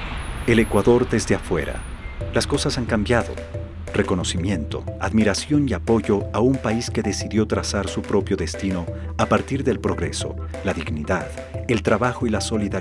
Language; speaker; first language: Spanish; native; Spanish